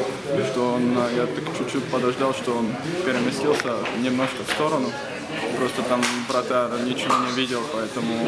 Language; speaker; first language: Russian; non-native, fluent; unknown